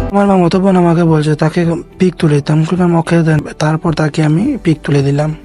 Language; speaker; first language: Bangla; non-native, local second language; Sylheti